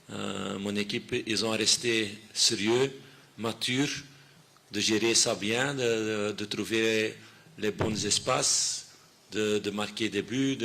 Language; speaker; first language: French; non-native, fluent; Dutch